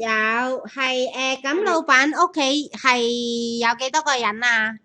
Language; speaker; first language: Chinese; native; Chinese